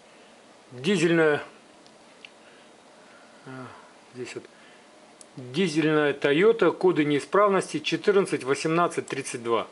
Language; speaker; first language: Russian; native; Russian